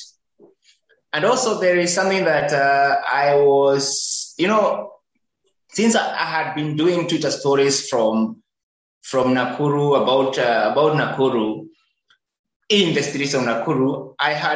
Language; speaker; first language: English; non-native, local second language; Kikuyu